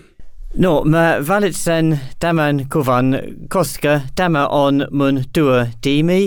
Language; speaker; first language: Finnish; non-native, learner; English